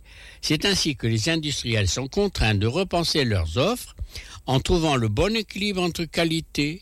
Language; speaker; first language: French; native; French